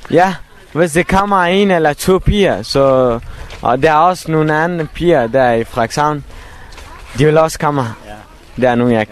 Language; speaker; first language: Danish; non-native, learner; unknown